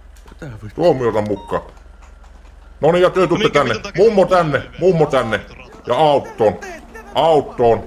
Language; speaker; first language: Finnish; native; Finnish